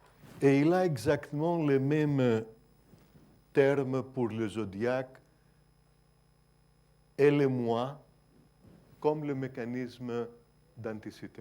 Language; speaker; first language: French; non-native, fluent; Greek